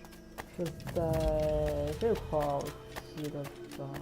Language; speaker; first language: Chinese; native; Chinese